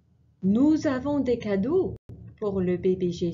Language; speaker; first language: French; non-native, fluent; English